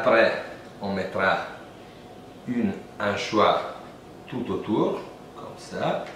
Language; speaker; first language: French; non-native, fluent; Italian